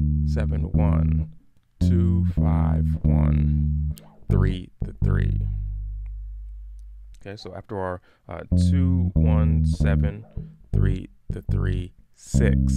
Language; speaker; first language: English; native; English